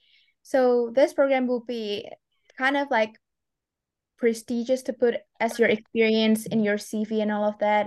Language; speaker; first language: English; non-native, fluent; Indonesian